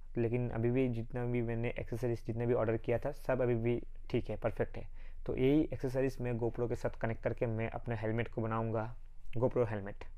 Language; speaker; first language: Hindi; non-native, local second language; Bangla